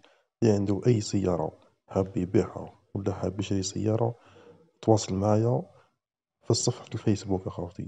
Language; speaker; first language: Arabic; native; Arabic